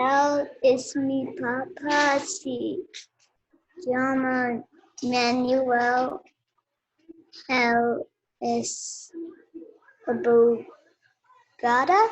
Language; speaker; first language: Spanish; non-native, learner; English